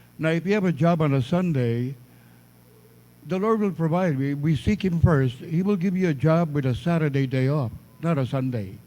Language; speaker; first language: English; non-native, fluent; Filipino